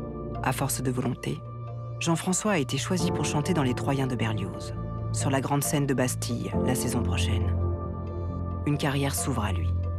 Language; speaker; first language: French; native; French